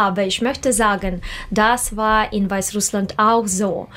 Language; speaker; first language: German; non-native, learner; Russian